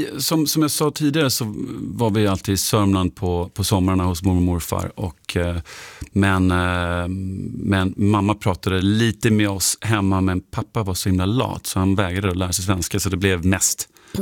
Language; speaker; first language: Swedish; non-native, fluent; German